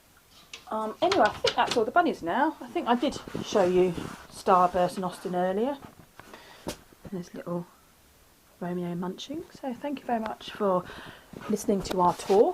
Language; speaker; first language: English; native; English